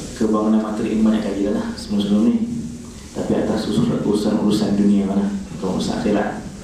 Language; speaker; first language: Malay; native; Malay